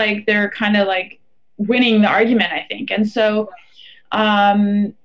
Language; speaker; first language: English; non-native, fluent; German